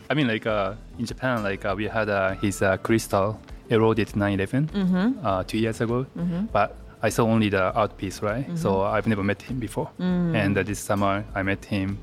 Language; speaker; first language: English; non-native, fluent; Japanese